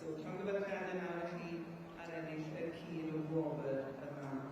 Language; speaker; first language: Welsh; native; Welsh